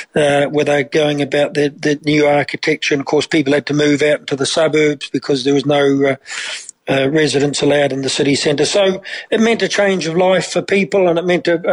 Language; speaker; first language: English; native; English